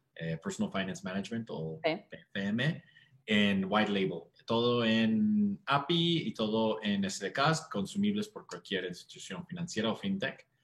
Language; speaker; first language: Spanish; non-native, fluent; English